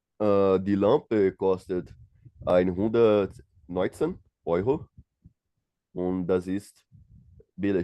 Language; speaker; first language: German; non-native, learner; Portuguese